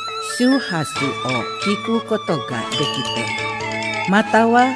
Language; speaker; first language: Japanese; non-native, learner; Indonesian